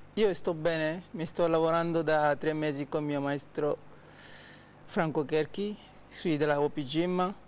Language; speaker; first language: Italian; non-native, fluent; Wolof